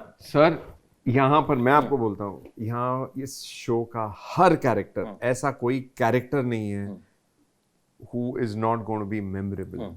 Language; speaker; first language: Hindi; native; Hindi